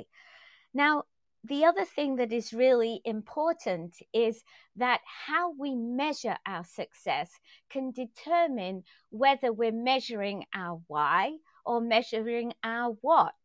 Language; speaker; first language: English; native; English